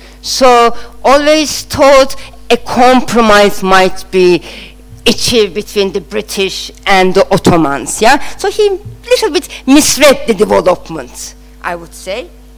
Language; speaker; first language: English; non-native, fluent; Turkish